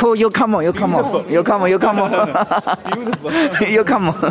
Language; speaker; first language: English; non-native, learner; Chinese